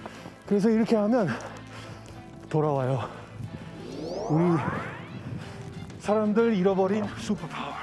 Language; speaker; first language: Korean; early bilingual, heritage; Korean